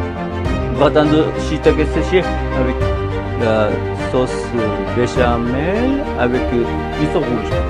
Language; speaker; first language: French; non-native, learner; Japanese